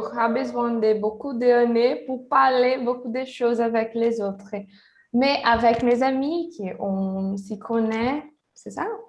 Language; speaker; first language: French; non-native, learner; Portuguese